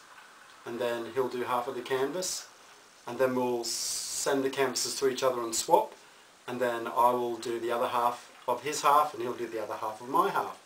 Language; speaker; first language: English; native; English